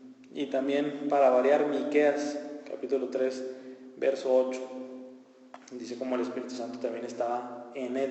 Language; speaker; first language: Spanish; native; Spanish